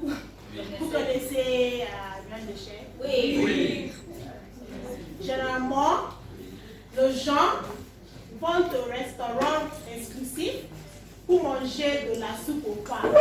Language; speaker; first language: French; non-native, learner; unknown